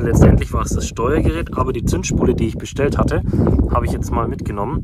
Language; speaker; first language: German; native; German